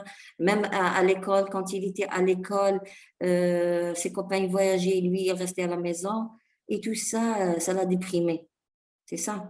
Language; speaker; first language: French; non-native, fluent; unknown